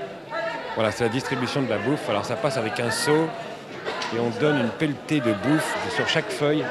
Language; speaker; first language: French; native; French